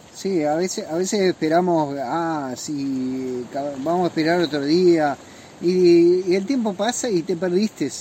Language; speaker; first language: Spanish; native; Spanish